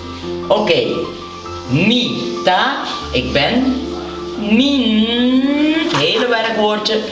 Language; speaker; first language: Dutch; non-native, local second language; Papiamento